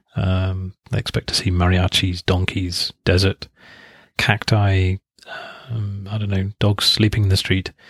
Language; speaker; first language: English; native; English